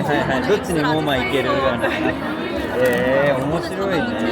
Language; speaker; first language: Japanese; native; Japanese